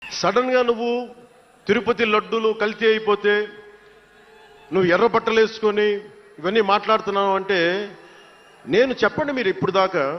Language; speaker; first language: Telugu; native; Telugu